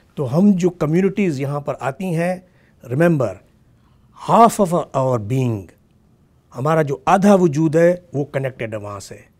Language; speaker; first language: Urdu; non-native, local second language; Sindhi